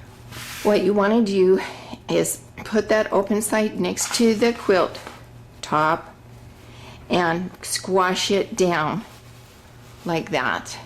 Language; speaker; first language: English; native; English